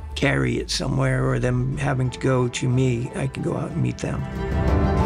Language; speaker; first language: English; native; English